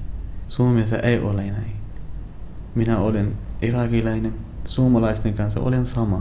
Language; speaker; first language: Finnish; non-native, learner; Arabic